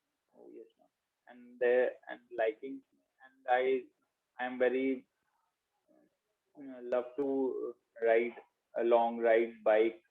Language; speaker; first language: English; non-native, learner; Hindi